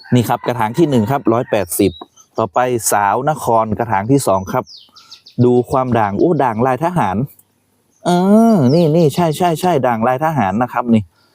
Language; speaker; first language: Thai; native; Thai